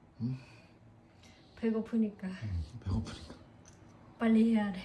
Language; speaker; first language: Korean; non-native, learner; Khmer